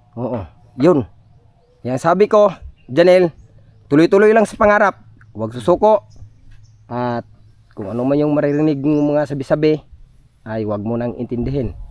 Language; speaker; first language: Filipino; non-native, local second language; Cebuano